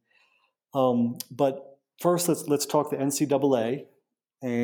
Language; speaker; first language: English; native; English